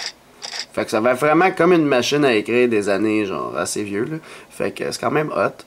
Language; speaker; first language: French; native; French